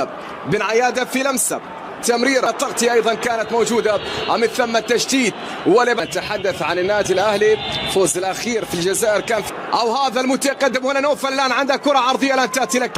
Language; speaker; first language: Arabic; native; Arabic